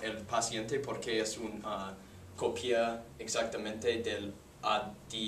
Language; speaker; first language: Spanish; non-native, learner; English